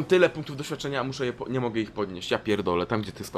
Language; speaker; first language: Polish; native; Polish